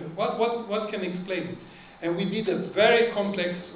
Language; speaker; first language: English; non-native, fluent; Swedish